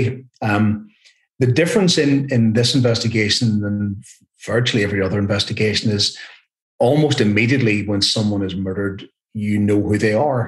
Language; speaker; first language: English; native; English